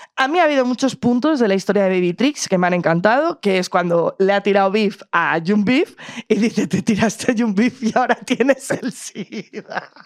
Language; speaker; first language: Spanish; native; Spanish